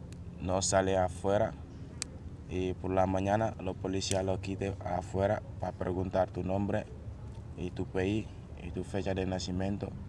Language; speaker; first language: Spanish; non-native, learner; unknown